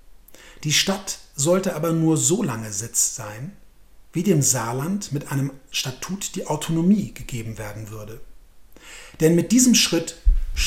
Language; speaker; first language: German; native; German